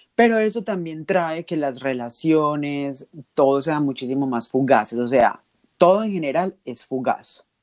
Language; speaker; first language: Spanish; native; Spanish